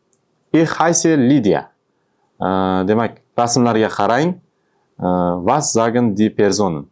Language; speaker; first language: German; non-native, fluent; Uzbek